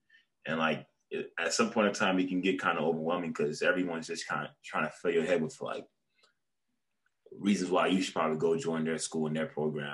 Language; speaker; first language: English; native; English